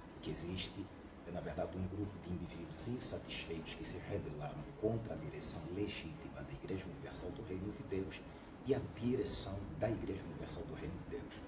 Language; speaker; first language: Portuguese; native; Portuguese